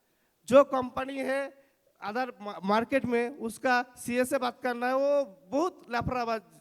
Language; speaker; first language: Hindi; non-native, local second language; Bangla